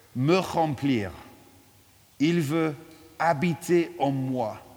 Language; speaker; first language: French; non-native, fluent; English